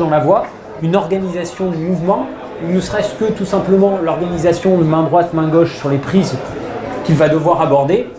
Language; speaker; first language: French; native; French